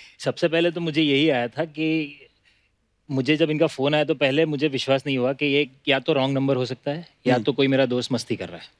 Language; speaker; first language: Hindi; non-native, local second language; Gujarati